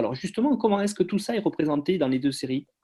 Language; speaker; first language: French; native; French